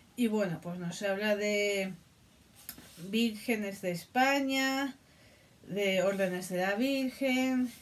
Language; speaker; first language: Spanish; native; Spanish